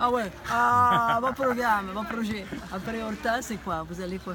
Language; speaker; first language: French; non-native, fluent; Italian